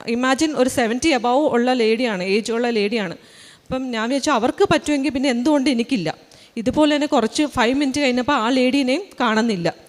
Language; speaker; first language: Malayalam; early bilingual, heritage; Malayalam